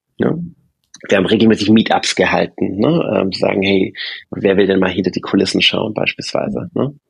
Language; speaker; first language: German; native; German